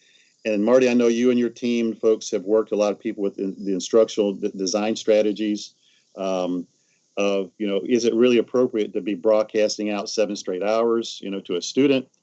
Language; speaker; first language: English; native; English